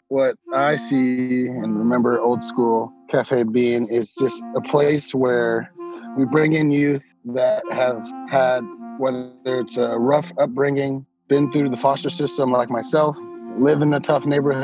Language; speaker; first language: English; native; English